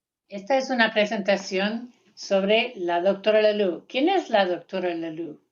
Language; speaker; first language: Spanish; non-native, learner; English